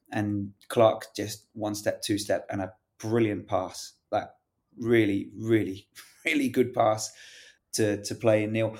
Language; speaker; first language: English; native; English